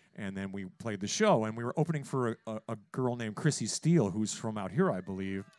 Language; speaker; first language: English; native; English